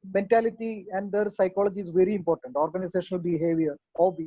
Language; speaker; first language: English; non-native, local second language; Malayalam